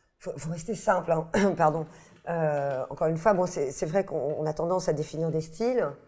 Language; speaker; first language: French; native; French